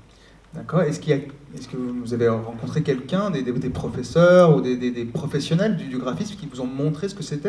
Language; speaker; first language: French; native; French